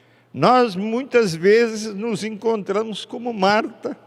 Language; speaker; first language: Portuguese; native; Portuguese